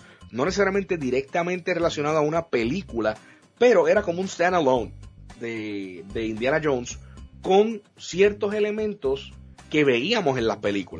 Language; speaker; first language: Spanish; native; Spanish